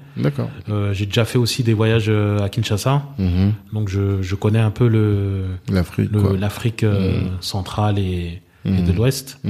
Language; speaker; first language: French; native; French